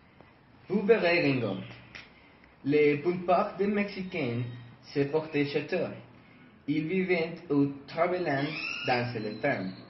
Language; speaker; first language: French; non-native, learner; Spanish